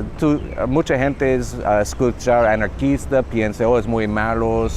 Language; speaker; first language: Spanish; non-native, learner; English